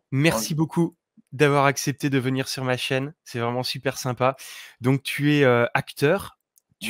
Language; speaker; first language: French; native; French